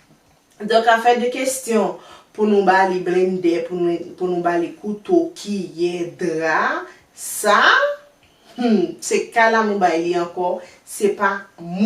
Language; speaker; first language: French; non-native, learner; Haitian Creole